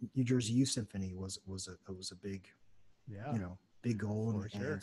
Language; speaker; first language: English; native; English